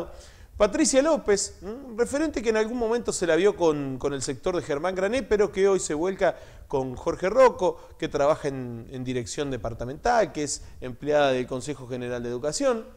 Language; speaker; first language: Spanish; native; Spanish